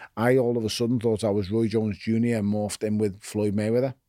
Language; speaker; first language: English; native; English